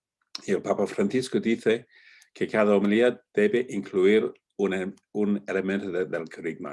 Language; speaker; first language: Spanish; non-native, fluent; English